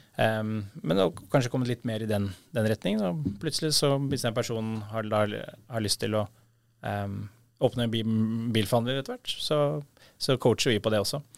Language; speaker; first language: Norwegian; native; Norwegian